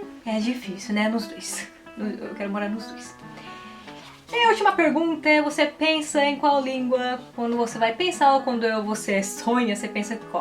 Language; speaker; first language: Portuguese; early bilingual, heritage; Portuguese